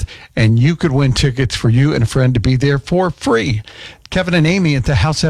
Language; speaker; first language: English; native; English